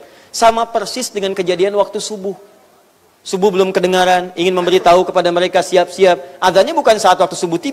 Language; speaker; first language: Indonesian; native; Indonesian